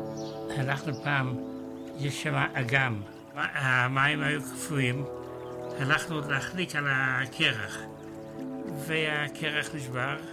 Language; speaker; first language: Hebrew; non-native, fluent; Yiddish